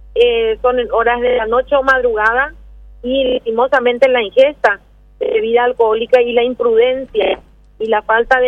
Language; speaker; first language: Spanish; native; Spanish